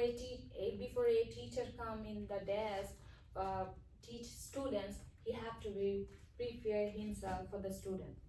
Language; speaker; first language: English; non-native, fluent; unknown